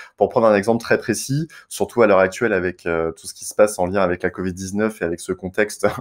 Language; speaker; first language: French; native; French